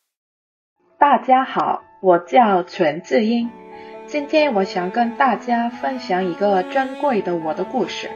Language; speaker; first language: Chinese; non-native, fluent; Korean